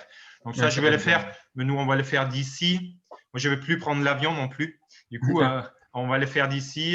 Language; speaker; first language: French; non-native, fluent; German